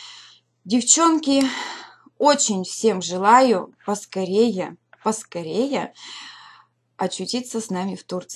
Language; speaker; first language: Russian; native; Russian